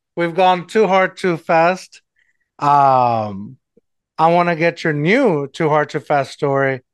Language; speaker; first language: English; non-native, fluent; Spanish